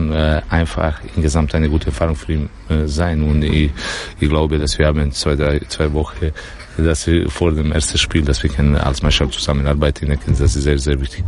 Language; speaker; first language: German; non-native, learner; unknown